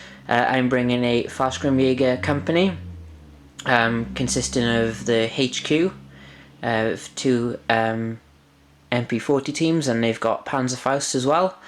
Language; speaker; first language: English; native; English